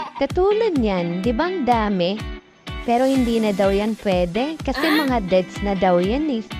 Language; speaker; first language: Filipino; non-native, local second language; Waray